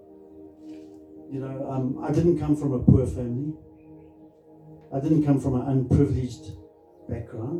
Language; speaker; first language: English; native; English